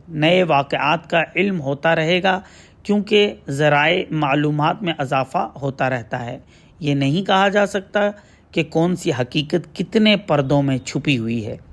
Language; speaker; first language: Urdu; native; Urdu